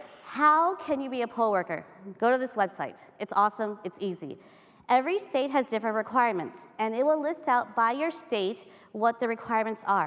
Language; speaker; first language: English; native; English